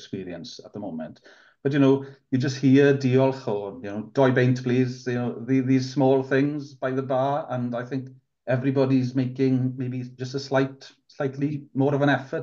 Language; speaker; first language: English; non-native, local second language; Welsh